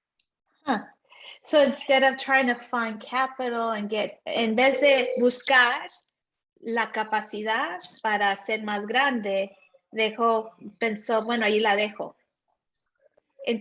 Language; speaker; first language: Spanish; early bilingual, heritage; Spanish